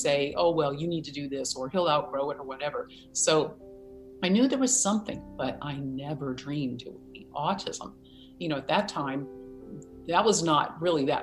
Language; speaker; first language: English; native; English